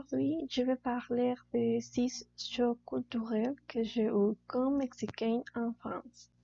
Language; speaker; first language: French; non-native, learner; Spanish